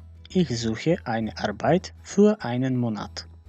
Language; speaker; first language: German; non-native, fluent; Macedonian